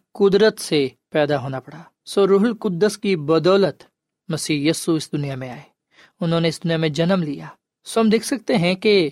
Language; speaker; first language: Urdu; non-native, local second language; Punjabi